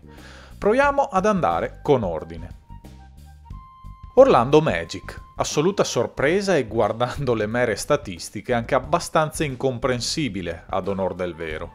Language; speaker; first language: Italian; native; Italian